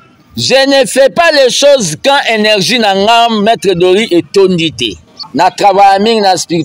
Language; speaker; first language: French; non-native, local second language; Lingala